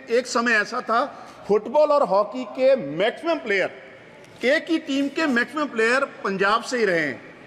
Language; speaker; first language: Hindi; non-native, local second language; Punjabi